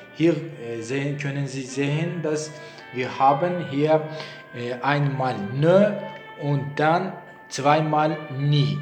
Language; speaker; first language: German; non-native, learner; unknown